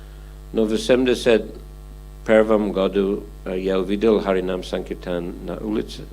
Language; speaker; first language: Russian; non-native, fluent; English